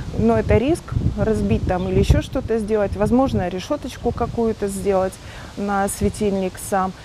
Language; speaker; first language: Russian; native; Russian